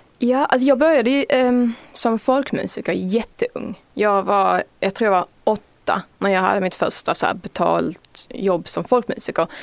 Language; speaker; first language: Swedish; native; Swedish